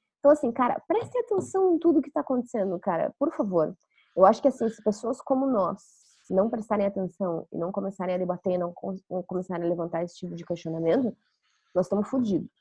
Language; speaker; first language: Portuguese; native; Portuguese